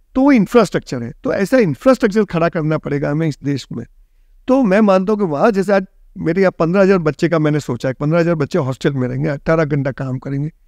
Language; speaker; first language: Hindi; non-native, local second language; Gujarati